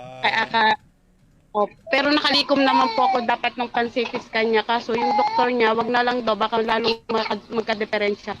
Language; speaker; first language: Filipino; native; Filipino